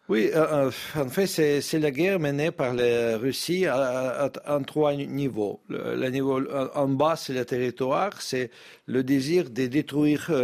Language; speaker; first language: French; non-native, fluent; Russian